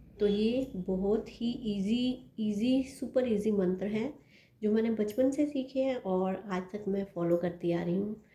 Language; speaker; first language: Hindi; non-native, local second language; Punjabi